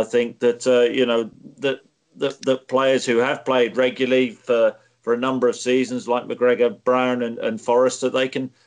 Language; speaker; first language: English; native; English